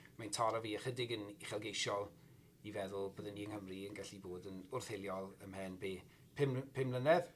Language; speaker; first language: Welsh; native; Welsh